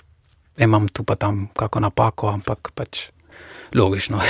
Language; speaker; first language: Slovenian; non-native, fluent; Persian